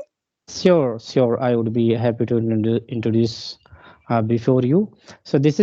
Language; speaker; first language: English; non-native, local second language; Hindi